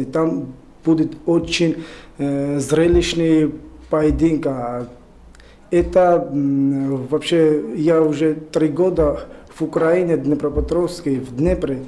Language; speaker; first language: Russian; non-native, learner; Georgian